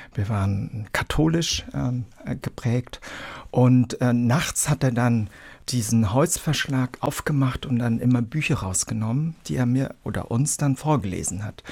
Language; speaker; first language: German; early bilingual, other home language; Vietnamese